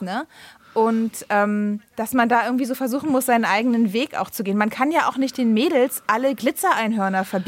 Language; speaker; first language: German; native; German